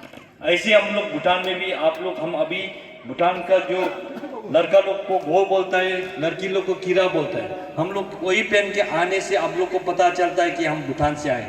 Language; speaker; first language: Hindi; non-native, fluent; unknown